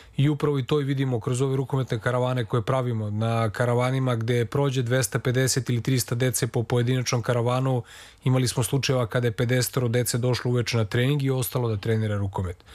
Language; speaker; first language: Serbian; native; Serbian